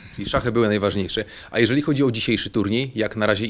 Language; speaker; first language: Polish; native; Polish